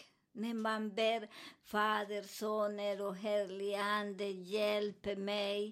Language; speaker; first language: Swedish; non-native, learner; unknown